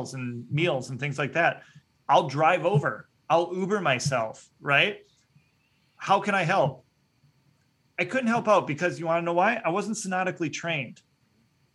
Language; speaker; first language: English; native; English